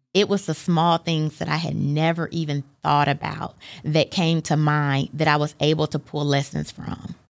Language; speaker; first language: English; native; English